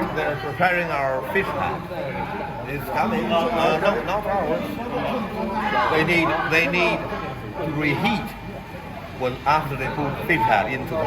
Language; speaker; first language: English; non-native, learner; Chinese